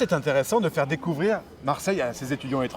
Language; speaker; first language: French; native; French